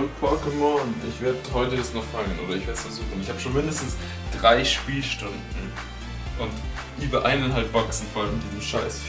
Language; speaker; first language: German; native; German